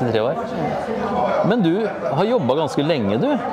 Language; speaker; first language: Norwegian; native; Norwegian